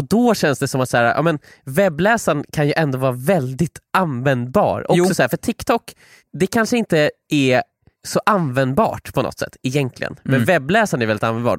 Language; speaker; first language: Swedish; native; Swedish